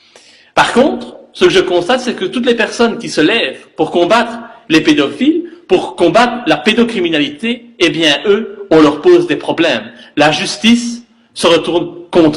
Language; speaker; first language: French; native; French